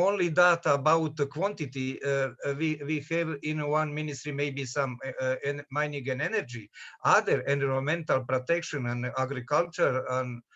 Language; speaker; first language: English; non-native, learner; Serbian